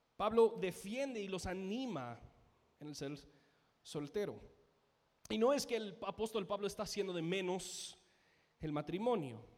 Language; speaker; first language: Spanish; non-native, fluent; English